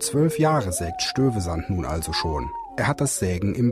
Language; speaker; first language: German; native; German